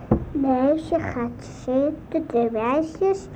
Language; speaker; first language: Dutch; early bilingual, other home language; Arabic